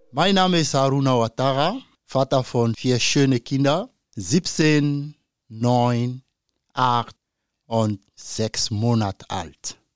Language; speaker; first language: German; non-native, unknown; Dyula